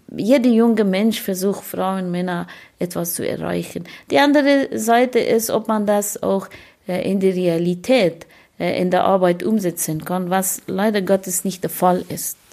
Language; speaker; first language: German; non-native, fluent; Persian